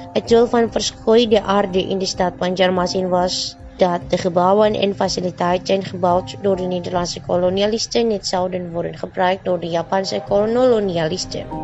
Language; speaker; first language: Dutch; non-native, fluent; Indonesian